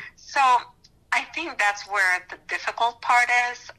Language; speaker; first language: English; non-native, fluent; Romanian